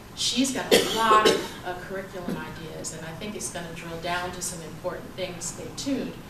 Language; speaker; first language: English; native; English